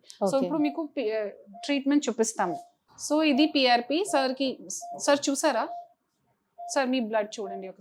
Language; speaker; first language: Telugu; non-native, fluent; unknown